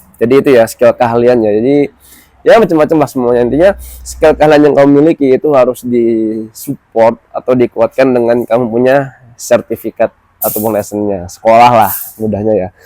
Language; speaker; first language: Indonesian; native; Indonesian